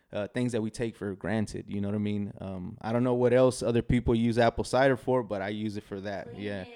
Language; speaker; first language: English; native; English